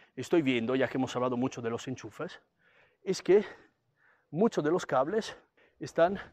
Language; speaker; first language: Spanish; non-native, fluent; Italian